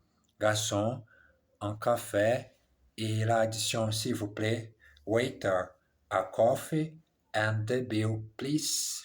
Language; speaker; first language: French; non-native, learner; English